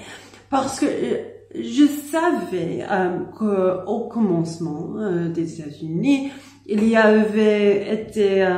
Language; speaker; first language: French; non-native, learner; English